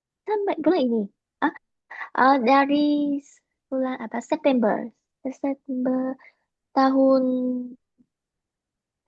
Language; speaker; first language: Indonesian; non-native, learner; Vietnamese